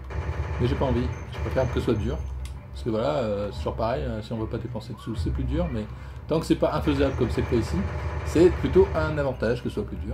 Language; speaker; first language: French; native; French